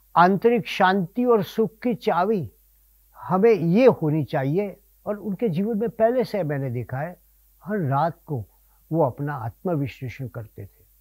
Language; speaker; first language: Hindi; non-native, local second language; Gujarati